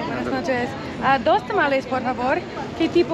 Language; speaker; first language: Spanish; non-native, learner; English